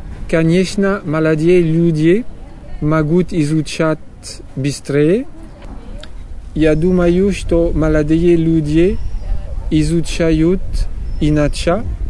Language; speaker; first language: Russian; non-native, learner; French